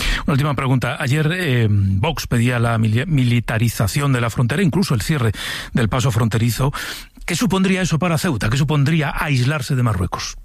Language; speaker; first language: Spanish; native; Spanish